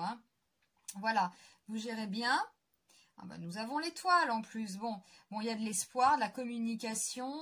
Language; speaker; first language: French; native; French